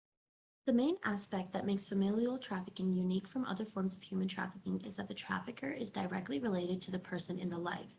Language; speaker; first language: English; native; English